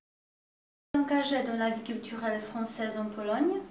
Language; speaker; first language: French; non-native, learner; Polish